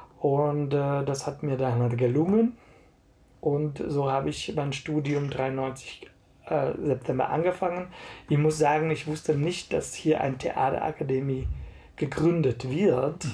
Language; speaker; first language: German; non-native, fluent; Hungarian